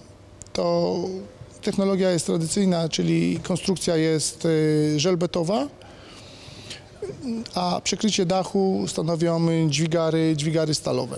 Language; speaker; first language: Polish; native; Polish